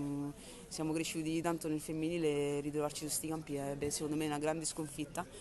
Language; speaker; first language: Italian; native; Italian